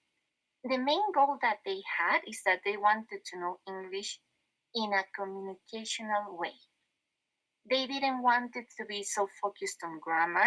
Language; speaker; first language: English; non-native, fluent; Spanish